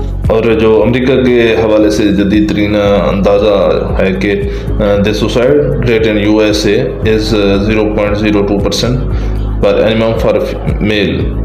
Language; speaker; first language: Urdu; native; Urdu